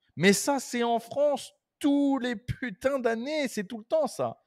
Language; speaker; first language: French; native; French